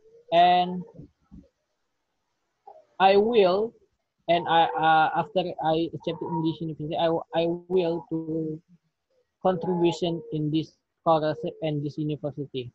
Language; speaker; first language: English; non-native, learner; Indonesian